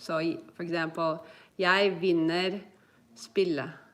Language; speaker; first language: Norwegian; non-native, fluent; English